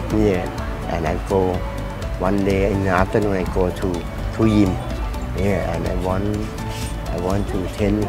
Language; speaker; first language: English; non-native, learner; Thai